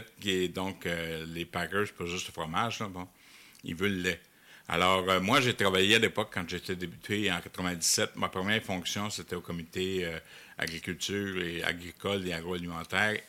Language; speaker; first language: French; native; French